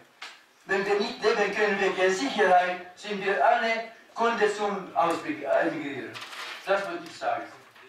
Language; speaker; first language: German; non-native, learner; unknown